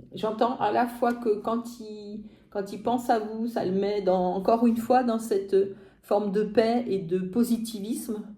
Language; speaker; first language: French; native; French